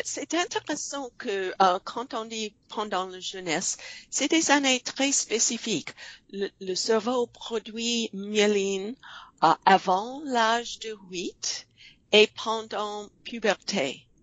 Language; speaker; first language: French; non-native, fluent; English